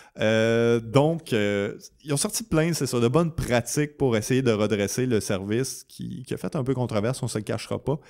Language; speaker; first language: French; native; French